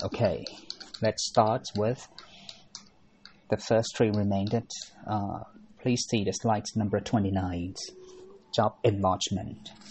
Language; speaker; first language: English; non-native, fluent; Thai